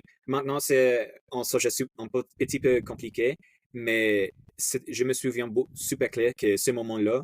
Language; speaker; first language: French; non-native, fluent; English